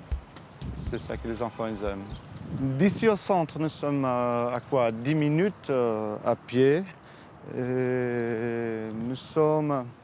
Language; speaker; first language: French; non-native, fluent; Portuguese